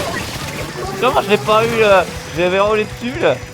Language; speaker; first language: French; native; French